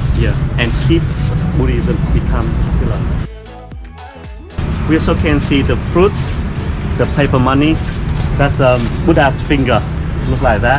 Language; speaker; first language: English; non-native, fluent; Vietnamese